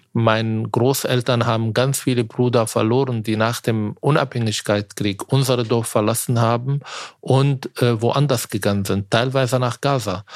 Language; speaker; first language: German; non-native, fluent; Arabic